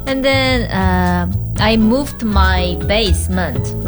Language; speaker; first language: English; non-native, learner; Korean